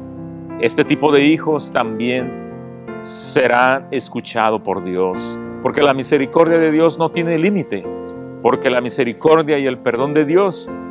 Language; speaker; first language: Spanish; native; Spanish